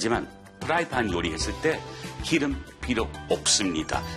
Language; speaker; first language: Korean; non-native, learner; English